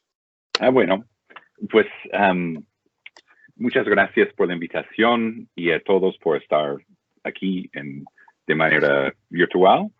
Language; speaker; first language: Spanish; non-native, fluent; English